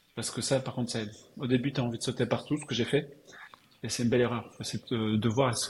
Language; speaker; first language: French; native; French